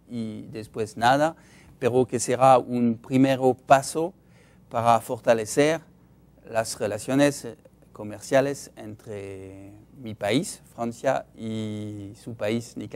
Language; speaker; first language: Spanish; non-native, fluent; French